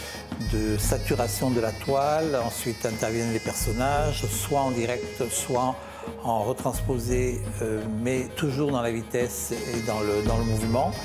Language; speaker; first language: French; native; French